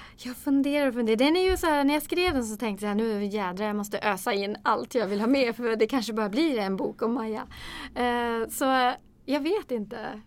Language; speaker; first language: Swedish; native; Swedish